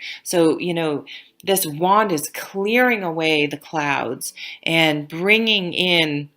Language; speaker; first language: English; native; English